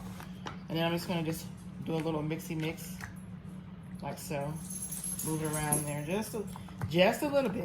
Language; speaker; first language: English; native; English